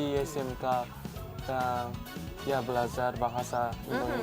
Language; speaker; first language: Indonesian; non-native, learner; Japanese